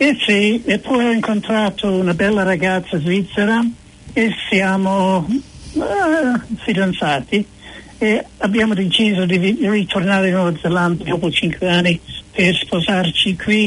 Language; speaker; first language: Italian; non-native, fluent; English